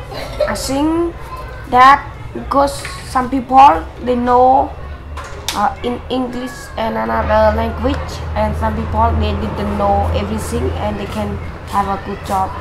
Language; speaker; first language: English; non-native, learner; Khmer